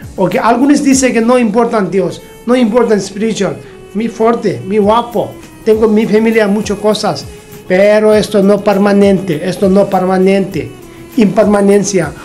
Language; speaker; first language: Spanish; non-native, learner; Tibetan